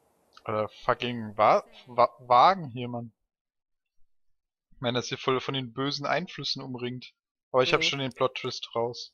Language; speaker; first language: German; native; German